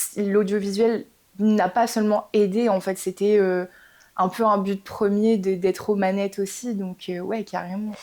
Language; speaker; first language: French; native; French